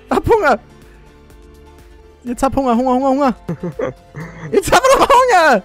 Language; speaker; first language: German; native; German